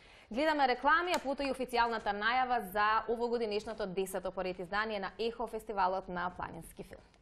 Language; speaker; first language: Macedonian; native; Macedonian